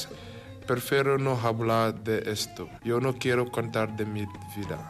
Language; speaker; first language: Spanish; non-native, learner; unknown